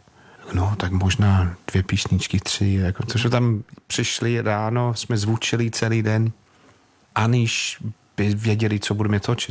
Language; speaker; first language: Czech; non-native, fluent; English